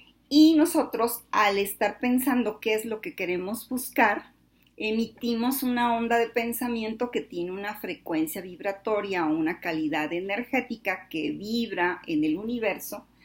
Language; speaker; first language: Spanish; native; Spanish